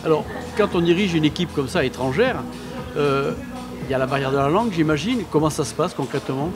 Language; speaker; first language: French; native; French